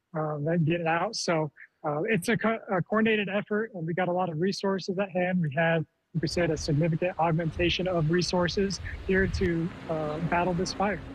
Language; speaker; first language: English; native; English